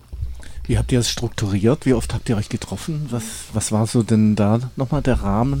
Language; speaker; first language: German; native; German